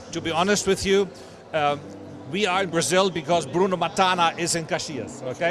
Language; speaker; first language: English; non-native, fluent; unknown